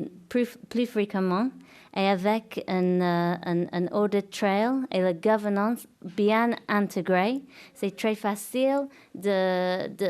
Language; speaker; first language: French; non-native, fluent; English